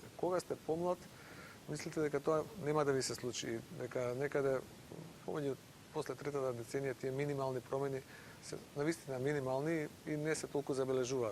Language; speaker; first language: Macedonian; native; Macedonian